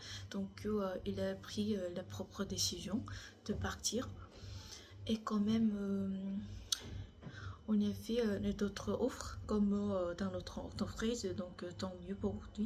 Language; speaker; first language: French; non-native, learner; Korean